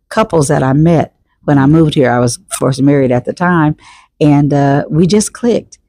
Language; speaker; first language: English; native; English